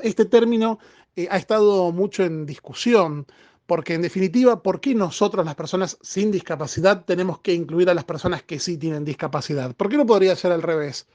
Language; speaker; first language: Spanish; native; Spanish